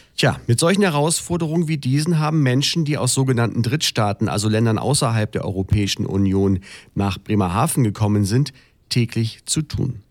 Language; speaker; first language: German; native; German